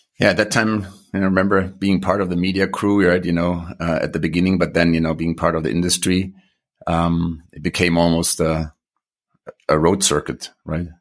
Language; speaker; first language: English; non-native, fluent; German